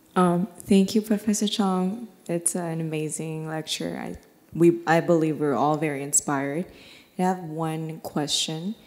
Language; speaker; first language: English; non-native, fluent; Chinese